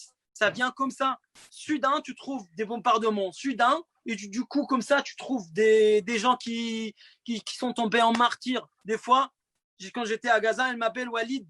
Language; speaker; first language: French; non-native, fluent; Arabic